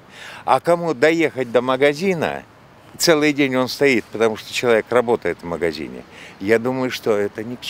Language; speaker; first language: Russian; native; Russian